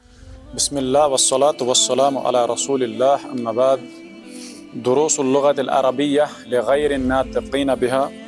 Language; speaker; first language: Arabic; non-native, fluent; Kashmiri